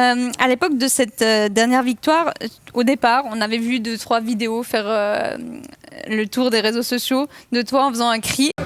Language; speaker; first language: French; native; French